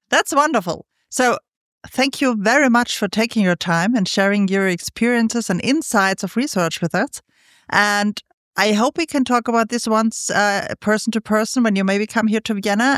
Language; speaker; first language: English; non-native, fluent; German